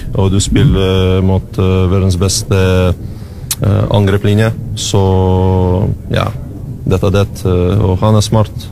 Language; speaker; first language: Norwegian; non-native, learner; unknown